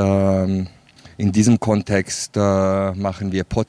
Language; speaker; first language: German; non-native, fluent; Central Kurdish